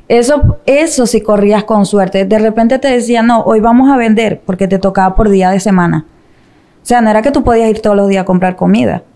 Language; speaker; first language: Spanish; native; Spanish